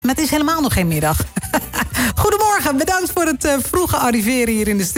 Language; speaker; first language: Dutch; native; Dutch